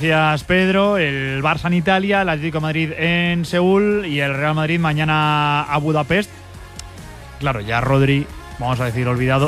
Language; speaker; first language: Spanish; native; Spanish